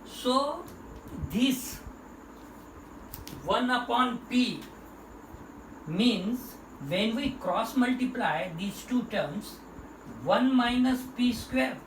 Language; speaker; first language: English; non-native, local second language; Marathi